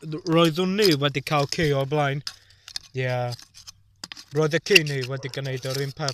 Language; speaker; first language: Welsh; non-native, local second language; English